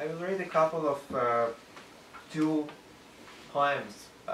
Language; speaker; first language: English; non-native, fluent; Ukrainian